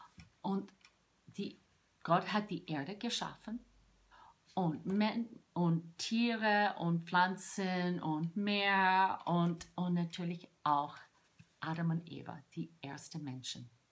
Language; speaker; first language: German; non-native, fluent; English